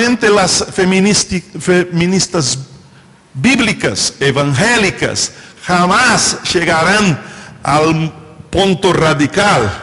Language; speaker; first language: Spanish; non-native, fluent; Portuguese